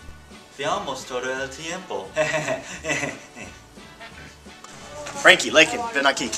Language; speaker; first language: Spanish; non-native, learner; English